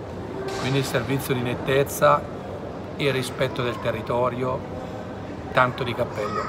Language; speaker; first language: Italian; native; Italian